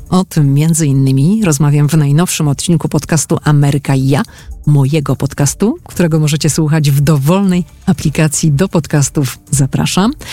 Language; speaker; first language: Polish; native; Polish